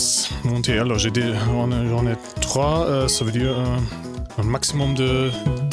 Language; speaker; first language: French; non-native, learner; German